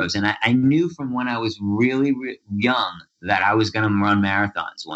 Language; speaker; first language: English; native; English